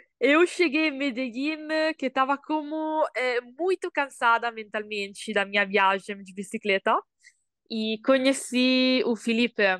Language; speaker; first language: Portuguese; non-native, learner; Italian